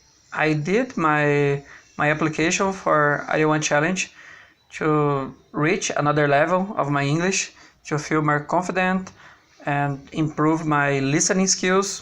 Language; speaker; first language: English; non-native, learner; Portuguese